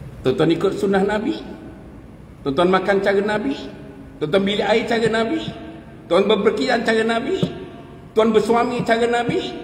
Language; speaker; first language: Malay; native; Malay